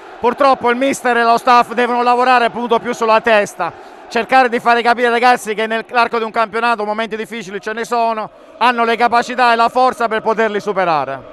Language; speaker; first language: Italian; native; Italian